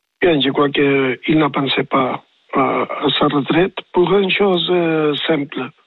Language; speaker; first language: French; non-native, learner; Spanish